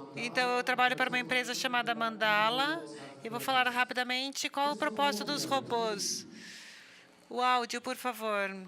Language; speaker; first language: Portuguese; non-native, fluent; English